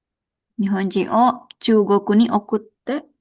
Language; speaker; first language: Japanese; non-native, fluent; Indonesian